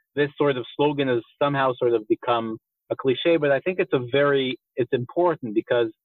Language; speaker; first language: English; native; English